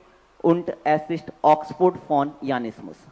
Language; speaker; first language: German; non-native, learner; Hindi